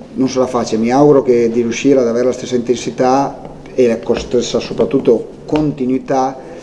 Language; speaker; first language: Italian; native; Italian